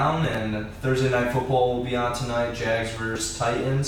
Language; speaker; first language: English; native; English